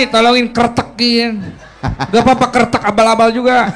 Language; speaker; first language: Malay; non-native, local second language; Sundanese